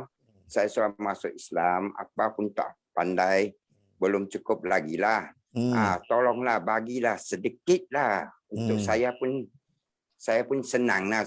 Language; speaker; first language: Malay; non-native, local second language; Chinese